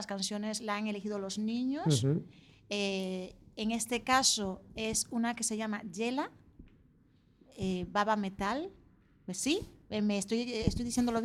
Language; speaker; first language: Spanish; native; Spanish